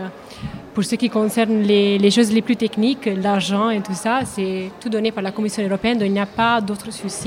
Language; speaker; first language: French; non-native, learner; Italian